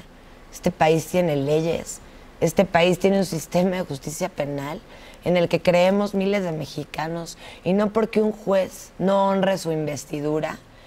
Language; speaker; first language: Spanish; native; Spanish